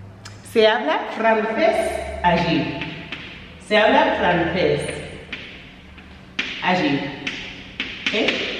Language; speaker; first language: Spanish; non-native, fluent; English